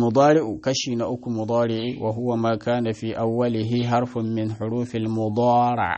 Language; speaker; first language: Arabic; non-native, fluent; Hausa